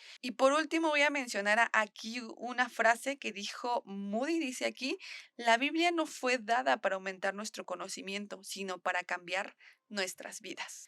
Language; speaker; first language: Spanish; native; Spanish